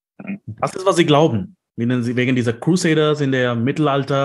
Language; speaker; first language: German; non-native, fluent; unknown